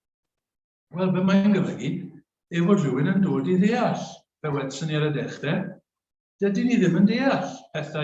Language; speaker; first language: Welsh; native; Welsh